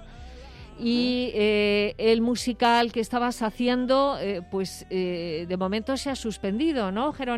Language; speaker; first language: Spanish; native; Spanish